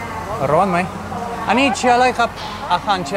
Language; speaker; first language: Thai; non-native, learner; Russian